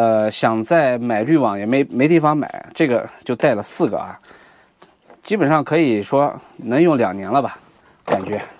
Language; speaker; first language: Chinese; native; Chinese